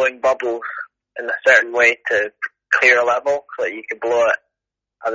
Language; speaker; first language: English; native; English